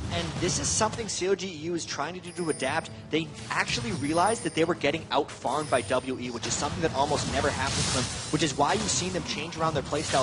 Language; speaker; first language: English; native; English